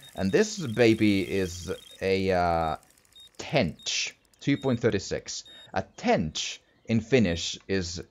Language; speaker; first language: English; non-native, fluent; Finnish